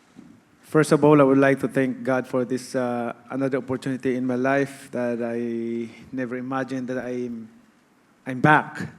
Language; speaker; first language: English; non-native, local second language; Cebuano